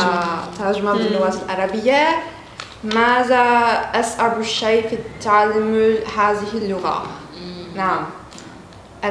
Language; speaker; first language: Arabic; non-native, learner; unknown